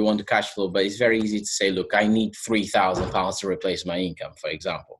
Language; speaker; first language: English; non-native, fluent; Portuguese